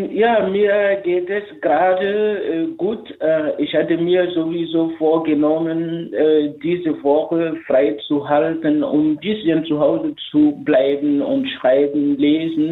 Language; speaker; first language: German; non-native, fluent; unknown